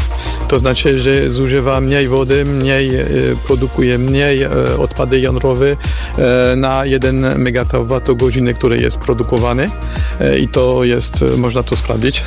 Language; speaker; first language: Polish; non-native, fluent; French